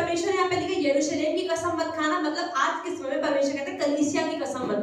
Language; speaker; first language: Hindi; native; Hindi